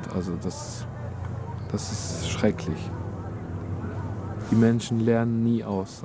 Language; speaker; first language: German; non-native, fluent; Albanian